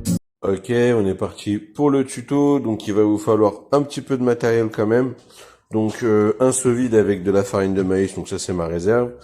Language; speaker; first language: French; native; French